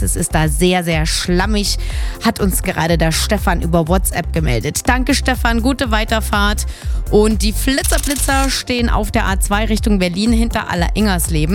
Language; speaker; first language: German; native; German